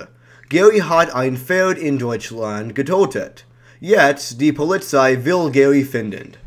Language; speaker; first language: German; non-native, learner; English